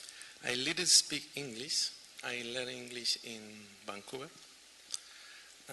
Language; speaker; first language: English; non-native, learner; Spanish